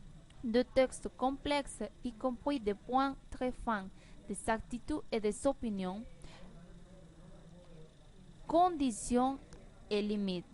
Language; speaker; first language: French; non-native, learner; Spanish